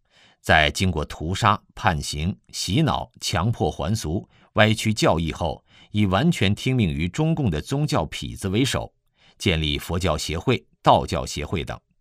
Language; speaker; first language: Chinese; native; Chinese